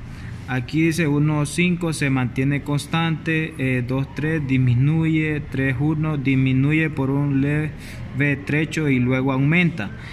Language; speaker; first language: Spanish; native; Spanish